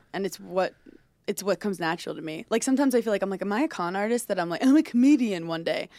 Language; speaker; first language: English; native; English